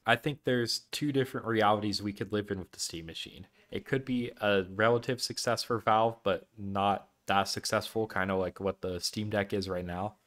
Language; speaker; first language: English; native; English